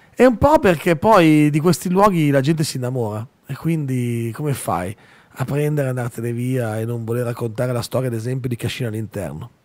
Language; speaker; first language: Italian; native; Italian